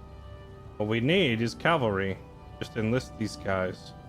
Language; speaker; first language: English; native; English